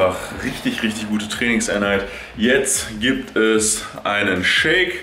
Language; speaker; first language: German; native; German